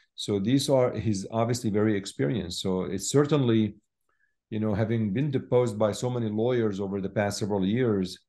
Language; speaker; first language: English; non-native, fluent; Arabic